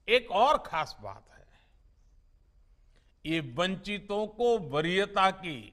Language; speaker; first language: Hindi; non-native, local second language; Gujarati